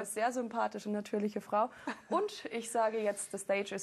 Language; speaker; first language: German; native; German